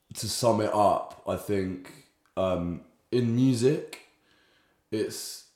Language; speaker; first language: English; native; English